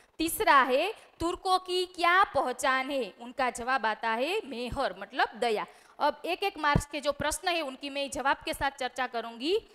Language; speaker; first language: Hindi; non-native, local second language; Gujarati